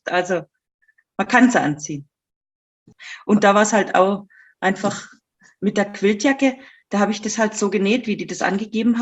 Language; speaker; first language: German; native; German